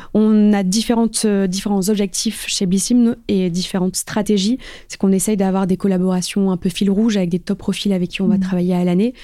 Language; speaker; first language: French; native; French